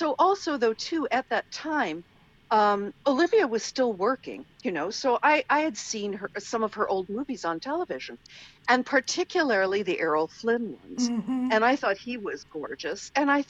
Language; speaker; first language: English; native; English